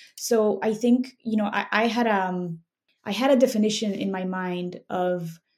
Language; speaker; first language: English; non-native, fluent; Spanish